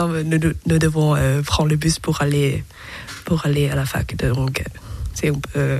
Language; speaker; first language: French; non-native, learner; Thai